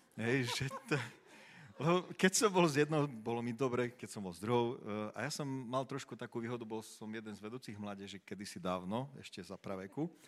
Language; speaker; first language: Slovak; native; Slovak